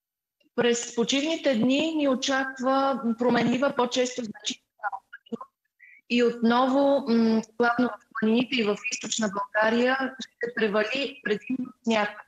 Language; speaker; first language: Bulgarian; native; Bulgarian